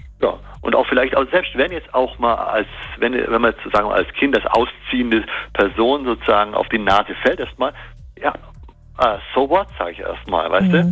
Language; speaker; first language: German; native; German